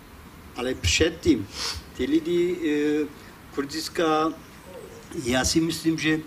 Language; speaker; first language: Czech; non-native, fluent; Kurdish